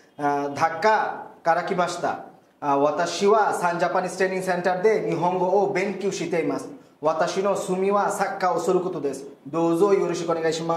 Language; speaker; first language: Japanese; non-native, learner; Bangla